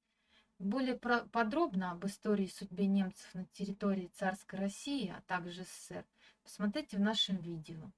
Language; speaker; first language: Russian; native; Russian